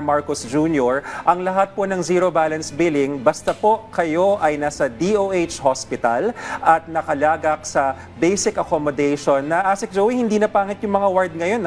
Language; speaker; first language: Filipino; native; Filipino